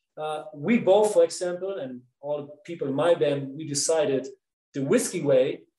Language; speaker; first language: English; non-native, fluent; Dutch